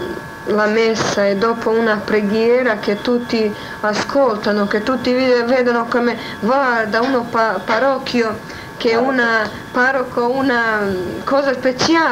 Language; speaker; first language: Italian; non-native, learner; Croatian